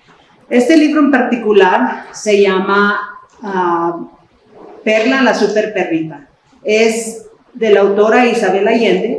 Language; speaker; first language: Spanish; early bilingual, other home language; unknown